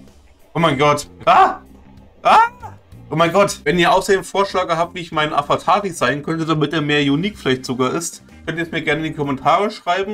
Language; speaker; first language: German; native; German